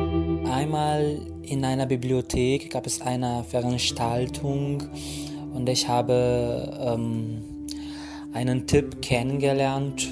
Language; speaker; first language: German; non-native, fluent; Portuguese